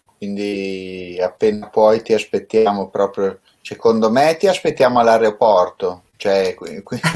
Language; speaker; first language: Italian; native; Italian